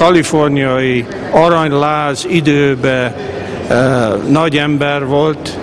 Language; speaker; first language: Hungarian; early bilingual, heritage; Hungarian